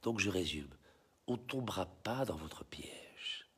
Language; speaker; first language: French; non-native, local second language; Arabic